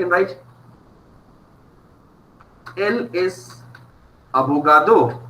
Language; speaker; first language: Spanish; non-native, fluent; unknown